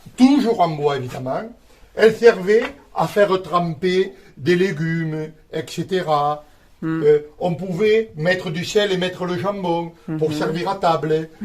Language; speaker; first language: French; native; French